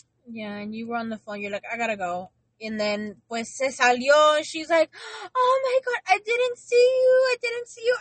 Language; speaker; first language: English; early bilingual, other home language; Spanish